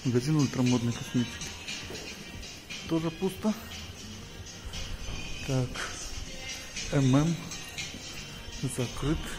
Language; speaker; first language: Russian; native; Russian